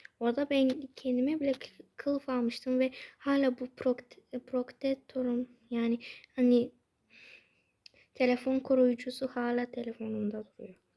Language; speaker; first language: Turkish; early bilingual, heritage; Turkish